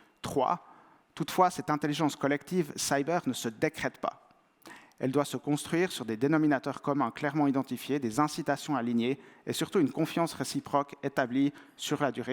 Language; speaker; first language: French; native; French